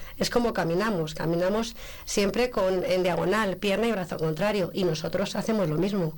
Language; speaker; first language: Spanish; native; Spanish